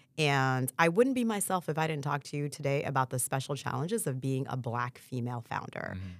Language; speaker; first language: English; early bilingual, other home language; Haitian Creole